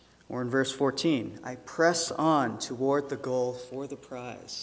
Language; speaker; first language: English; early bilingual, other home language; Chinese